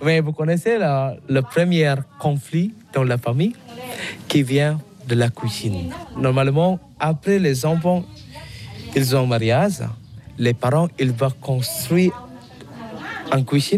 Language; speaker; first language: French; non-native, learner; Balinese